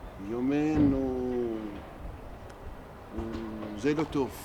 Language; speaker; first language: Hebrew; non-native, learner; Arabic